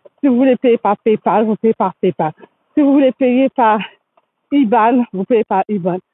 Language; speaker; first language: French; native; French